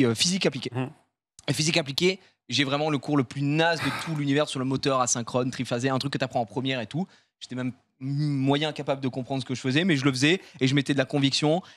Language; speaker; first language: French; native; French